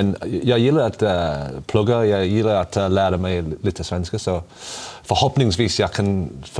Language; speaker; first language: Swedish; non-native, learner; English